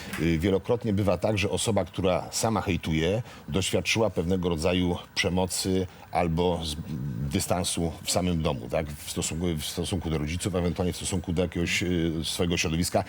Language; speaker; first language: Polish; native; Polish